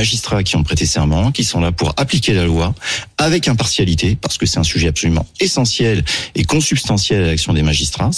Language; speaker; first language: French; native; French